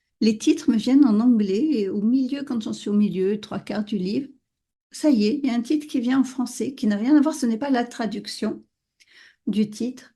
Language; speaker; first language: French; native; French